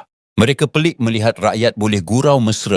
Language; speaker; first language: Malay; native; Malay